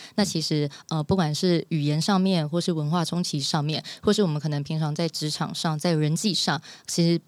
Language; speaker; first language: Chinese; native; Chinese